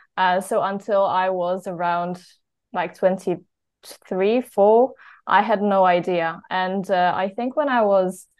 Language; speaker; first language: English; non-native, fluent; Polish